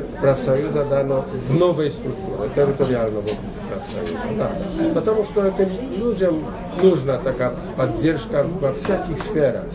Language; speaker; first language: Russian; non-native, learner; Polish